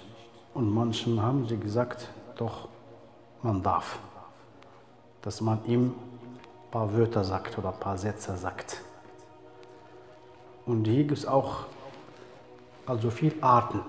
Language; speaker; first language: German; non-native, fluent; Arabic